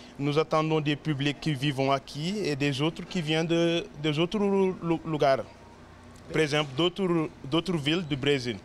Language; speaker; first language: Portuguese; non-native, learner; Wolof